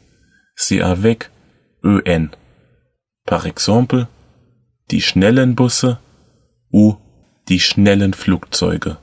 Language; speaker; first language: French; non-native, learner; German